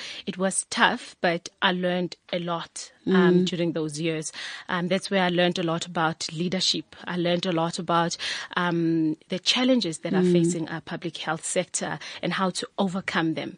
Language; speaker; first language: English; non-native, local second language; Tswana